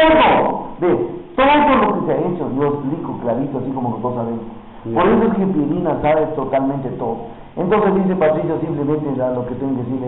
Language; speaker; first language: Spanish; native; Spanish